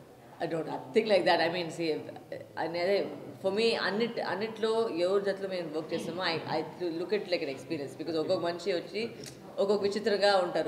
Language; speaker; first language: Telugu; non-native, local second language; Tamil